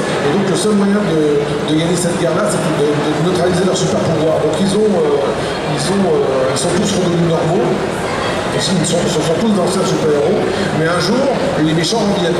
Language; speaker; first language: French; native; French